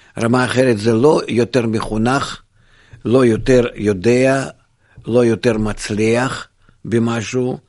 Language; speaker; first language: Hebrew; non-native, fluent; Russian